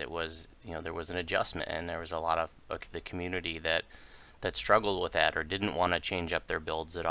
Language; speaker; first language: English; native; English